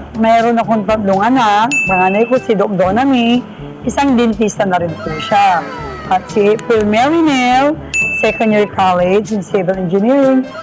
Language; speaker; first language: Filipino; non-native, local second language; Pangasinan